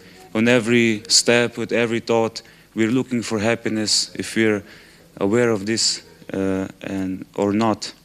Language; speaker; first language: English; non-native, fluent; Slovenian